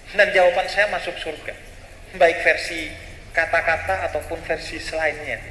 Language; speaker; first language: Indonesian; non-native, local second language; Madurese